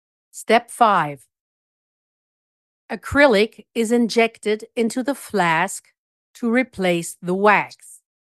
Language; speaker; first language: English; non-native, fluent; German